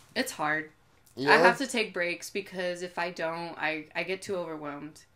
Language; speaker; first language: English; native; English